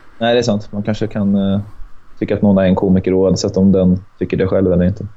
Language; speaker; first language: Swedish; native; Swedish